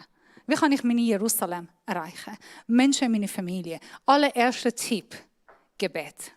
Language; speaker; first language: German; non-native, fluent; Persian